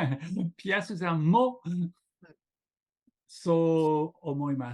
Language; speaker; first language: Japanese; non-native, learner; English